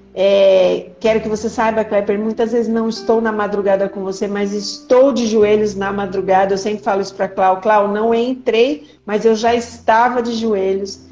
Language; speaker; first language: Portuguese; native; Portuguese